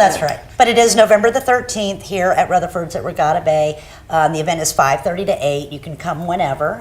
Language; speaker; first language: English; native; English